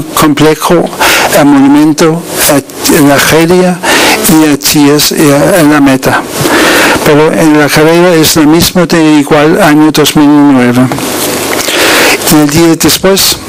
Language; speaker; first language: Spanish; non-native, learner; Danish